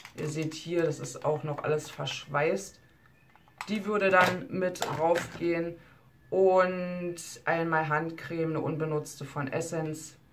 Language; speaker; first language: German; native; German